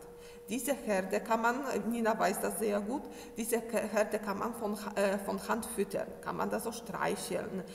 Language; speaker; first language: German; non-native, learner; Polish